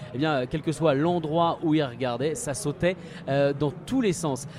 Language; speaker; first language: French; native; French